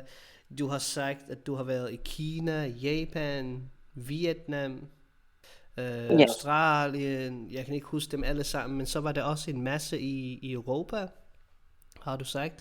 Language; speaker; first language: Danish; non-native, fluent; English